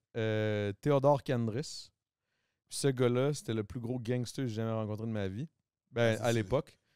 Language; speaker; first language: French; native; French